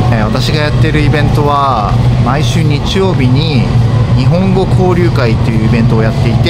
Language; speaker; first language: Japanese; native; Japanese